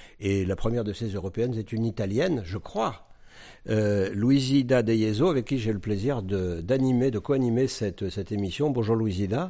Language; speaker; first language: French; native; French